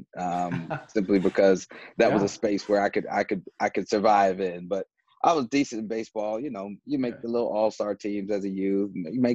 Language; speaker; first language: English; native; English